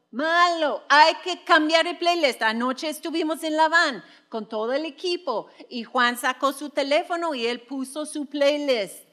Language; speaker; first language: Spanish; non-native, fluent; English